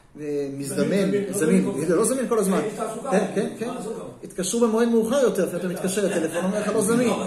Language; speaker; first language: Hebrew; native; Hebrew